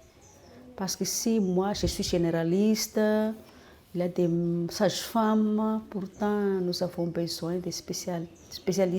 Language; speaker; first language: French; non-native, local second language; Malagasy